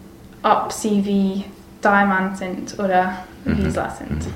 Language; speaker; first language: German; non-native, learner; English